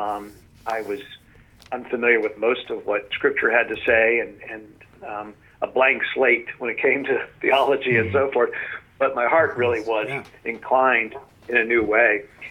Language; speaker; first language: English; native; English